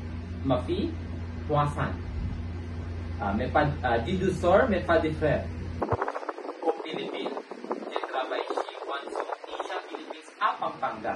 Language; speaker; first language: French; non-native, learner; Filipino